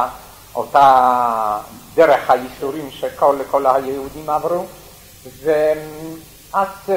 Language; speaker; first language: Hebrew; non-native, fluent; Yiddish